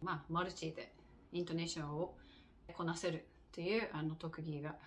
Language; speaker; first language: Japanese; non-native, fluent; English